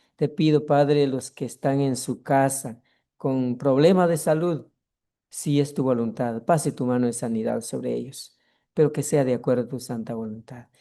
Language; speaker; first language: Spanish; non-native, local second language; Kʼicheʼ